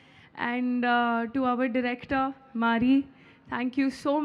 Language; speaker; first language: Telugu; non-native, local second language; Hindi